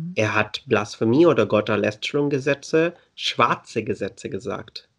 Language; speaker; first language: German; non-native, fluent; Urdu